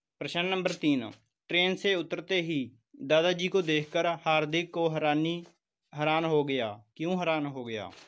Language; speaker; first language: Hindi; non-native, local second language; Punjabi